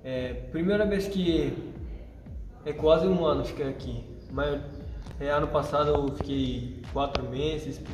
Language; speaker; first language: Portuguese; non-native, learner; Japanese